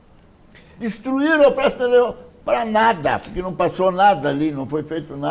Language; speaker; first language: Portuguese; native; Portuguese